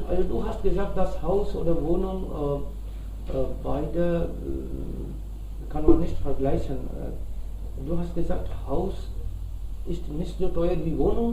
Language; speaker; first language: German; non-native, fluent; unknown